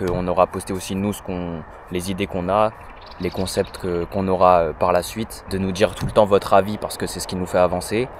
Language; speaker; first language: French; native; French